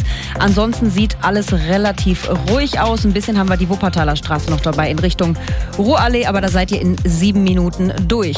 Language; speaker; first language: German; native; German